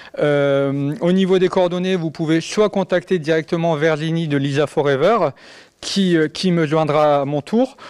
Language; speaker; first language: French; native; French